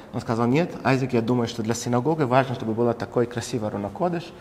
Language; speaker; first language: Russian; non-native, fluent; Spanish